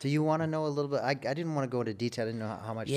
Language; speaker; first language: English; native; English